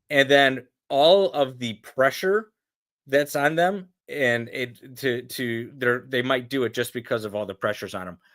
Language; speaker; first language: English; native; English